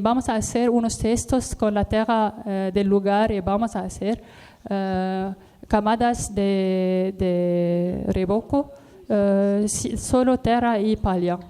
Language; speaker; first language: Spanish; non-native, learner; Arabic